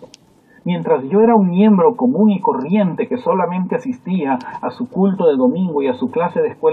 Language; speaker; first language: Spanish; native; Spanish